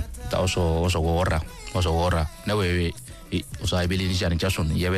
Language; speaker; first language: Basque; non-native, learner; Wolof